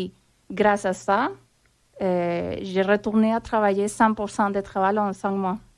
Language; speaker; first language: French; non-native, fluent; Spanish